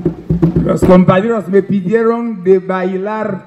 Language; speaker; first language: Spanish; non-native, fluent; Haitian Creole